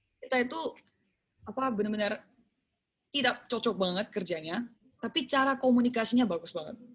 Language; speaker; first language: Indonesian; early bilingual, other home language; Korean